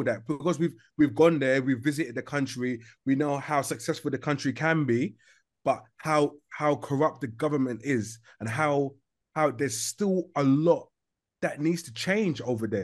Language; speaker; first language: English; native; English